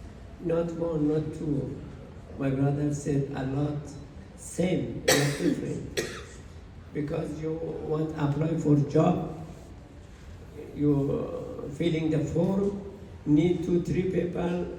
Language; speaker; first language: English; non-native, learner; Persian